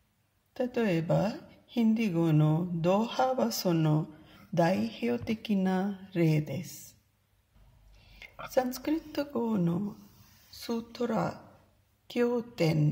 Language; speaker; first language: Japanese; non-native, fluent; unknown